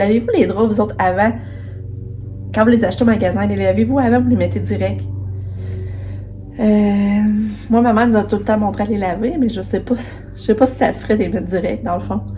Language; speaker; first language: French; native; French